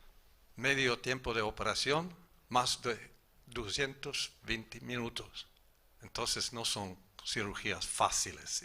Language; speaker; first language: Spanish; non-native, learner; Portuguese